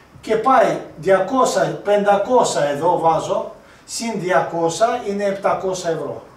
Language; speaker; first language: Greek; non-native, fluent; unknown